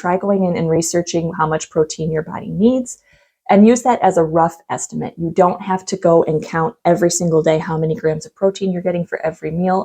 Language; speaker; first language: English; native; English